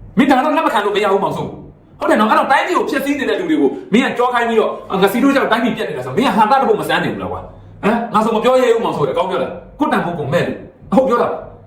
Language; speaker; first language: Burmese; native; Burmese